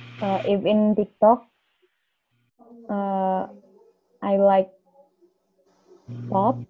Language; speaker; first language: English; non-native, learner; Indonesian